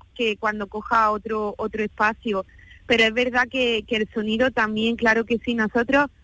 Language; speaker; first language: Spanish; native; Spanish